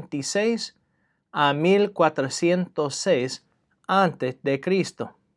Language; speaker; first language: Spanish; non-native, fluent; English